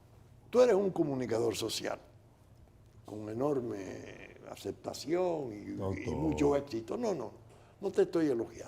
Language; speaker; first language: Spanish; native; Spanish